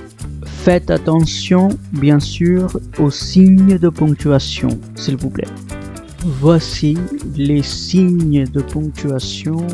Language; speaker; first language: French; non-native, fluent; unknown